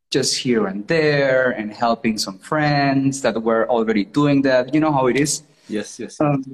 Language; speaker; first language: English; non-native, fluent; Spanish